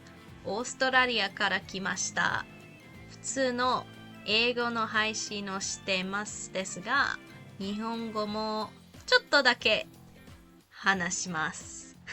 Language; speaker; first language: Japanese; non-native, learner; English